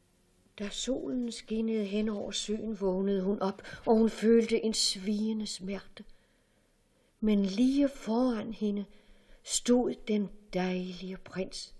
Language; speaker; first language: Danish; native; Danish